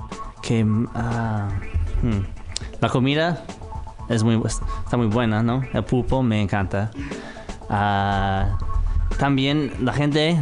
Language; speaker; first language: Spanish; non-native, fluent; English